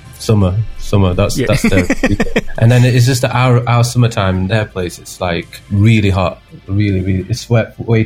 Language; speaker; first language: English; native; English